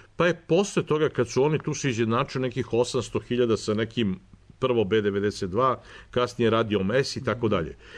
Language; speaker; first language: Serbian; native; Serbian